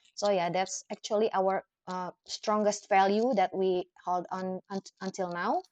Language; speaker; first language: English; non-native, fluent; Indonesian